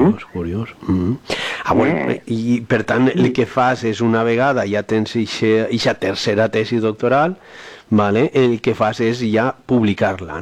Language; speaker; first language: Catalan; native; Catalan